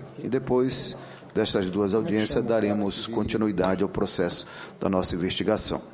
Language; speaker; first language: Portuguese; native; Portuguese